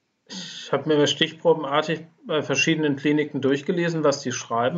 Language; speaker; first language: German; native; German